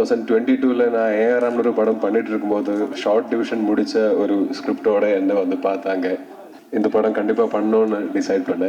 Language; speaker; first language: Tamil; non-native, learner; Malayalam